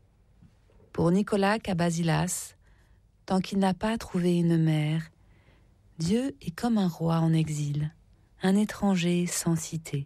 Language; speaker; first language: French; native; French